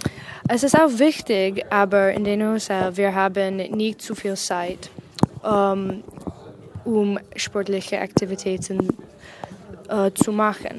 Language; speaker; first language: German; non-native, learner; English